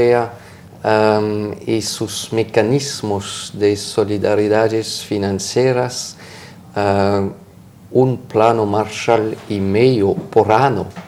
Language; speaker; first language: Spanish; non-native, fluent; French